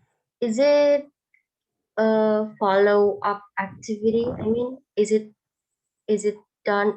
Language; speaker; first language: English; non-native, fluent; Indonesian